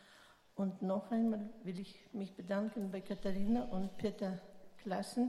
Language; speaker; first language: German; non-native, fluent; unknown